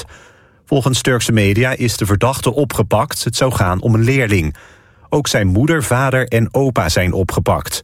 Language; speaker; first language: Dutch; native; Dutch